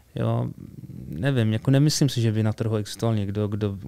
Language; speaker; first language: Czech; early bilingual, other home language; Arabic